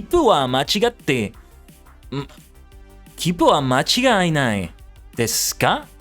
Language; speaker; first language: Japanese; non-native, learner; English